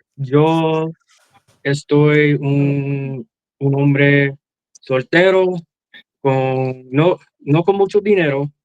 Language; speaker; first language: Spanish; non-native, learner; English